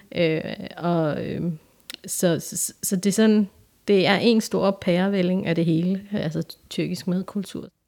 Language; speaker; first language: Danish; early bilingual, other home language; Turkish